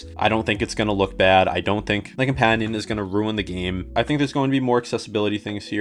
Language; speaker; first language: English; native; English